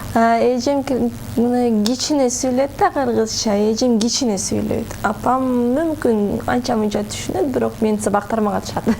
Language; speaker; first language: Kyrgyz; non-native, local second language; Russian